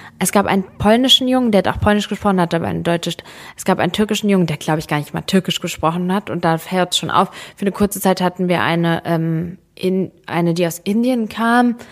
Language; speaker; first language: German; early bilingual, other home language; Serbian